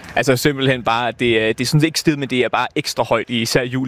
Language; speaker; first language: Danish; native; Danish